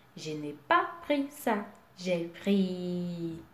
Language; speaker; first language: French; non-native, fluent; Portuguese